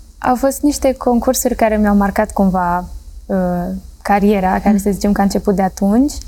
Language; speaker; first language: Romanian; early bilingual, heritage; Romanian